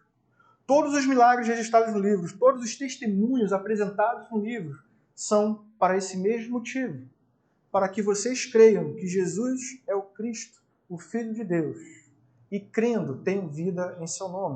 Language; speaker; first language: Portuguese; native; Portuguese